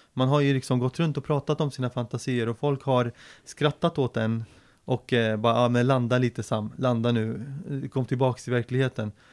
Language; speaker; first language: Swedish; early bilingual, other home language; Arabic